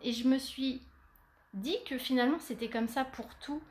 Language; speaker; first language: French; native; French